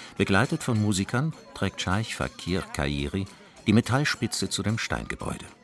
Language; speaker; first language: German; native; German